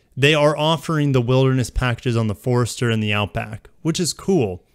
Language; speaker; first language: English; native; English